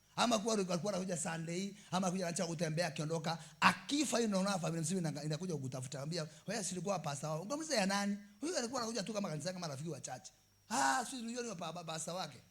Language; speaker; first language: Swahili; non-native, local second language; Meru